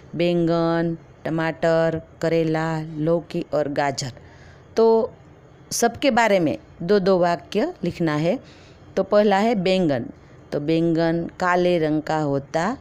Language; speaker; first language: Hindi; non-native, local second language; Gujarati